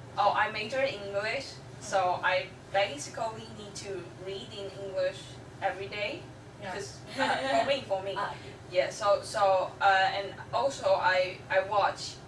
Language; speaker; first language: English; non-native, fluent; Chinese